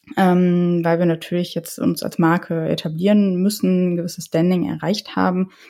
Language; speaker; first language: German; early bilingual, other home language; Polish